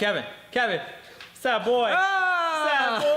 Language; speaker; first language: English; native; English